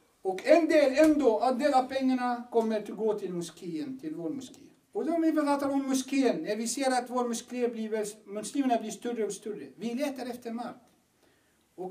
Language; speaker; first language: Swedish; non-native, fluent; Arabic